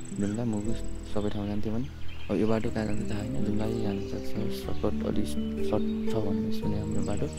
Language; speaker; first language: Nepali; native; Nepali